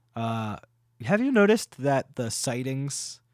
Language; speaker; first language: English; native; English